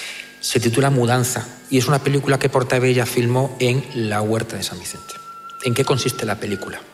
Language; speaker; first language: Spanish; native; Spanish